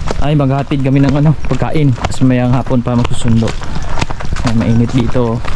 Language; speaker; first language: Filipino; native; Filipino